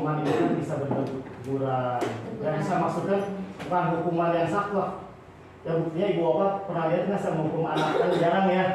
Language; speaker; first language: Indonesian; native; Indonesian